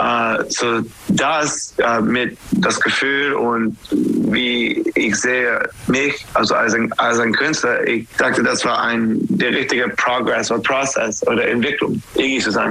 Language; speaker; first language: German; non-native, fluent; English